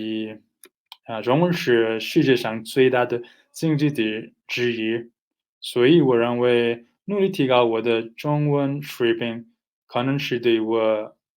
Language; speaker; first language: Chinese; non-native, learner; Nepali